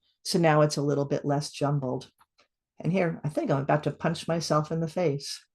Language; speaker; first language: English; native; English